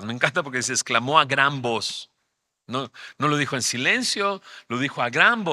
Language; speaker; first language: Spanish; native; Spanish